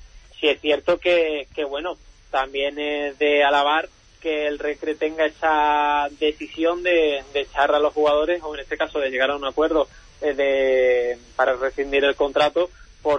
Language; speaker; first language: Spanish; native; Spanish